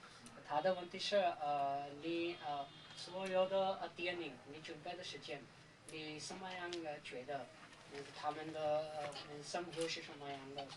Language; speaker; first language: Chinese; non-native, learner; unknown